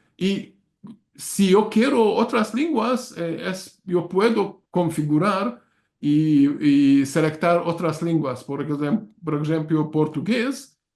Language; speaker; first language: Spanish; non-native, learner; Hungarian